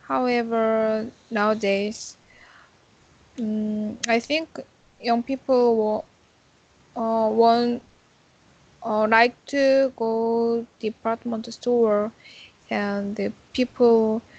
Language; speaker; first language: English; non-native, learner; Korean